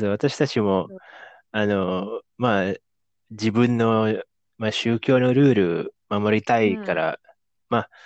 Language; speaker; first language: Japanese; non-native, fluent; Indonesian